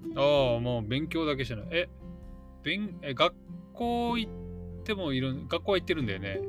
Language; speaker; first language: Japanese; native; Japanese